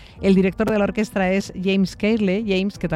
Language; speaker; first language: Spanish; native; Spanish